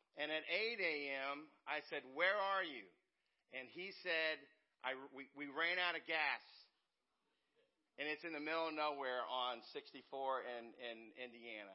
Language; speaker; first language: English; native; English